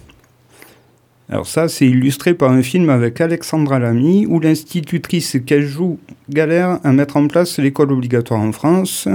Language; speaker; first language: French; native; French